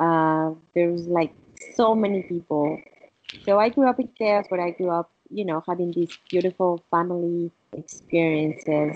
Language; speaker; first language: English; non-native, fluent; Spanish